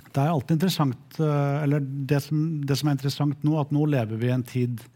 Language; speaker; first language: Norwegian; native; Norwegian